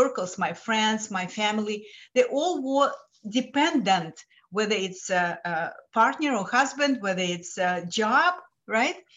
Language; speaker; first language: English; non-native, fluent; Lithuanian